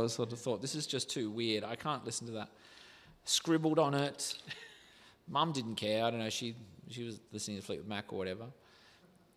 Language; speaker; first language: English; native; English